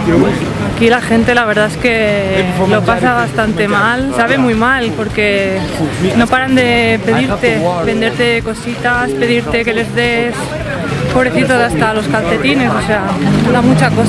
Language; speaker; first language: Spanish; native; Spanish